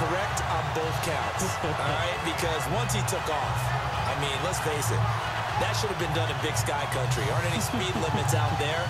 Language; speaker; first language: English; native; English